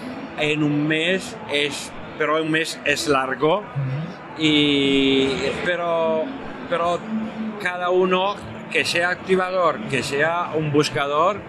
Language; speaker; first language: Spanish; non-native, fluent; Italian